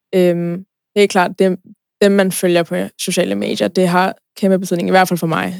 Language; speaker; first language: Danish; early bilingual, other home language; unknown